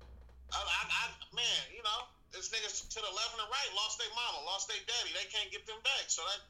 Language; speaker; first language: English; native; English